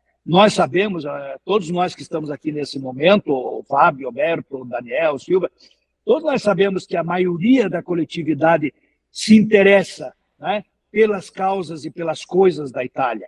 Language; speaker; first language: Portuguese; native; Portuguese